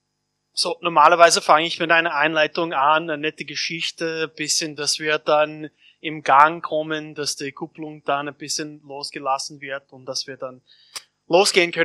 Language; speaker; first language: German; non-native, fluent; English